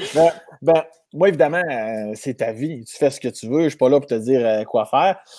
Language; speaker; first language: French; native; French